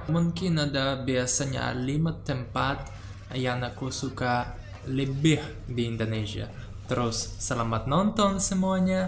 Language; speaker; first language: Indonesian; non-native, learner; Russian